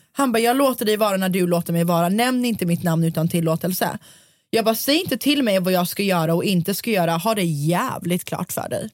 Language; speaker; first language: Swedish; native; Swedish